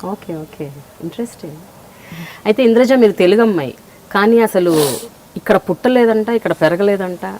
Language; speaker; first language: Telugu; native; Telugu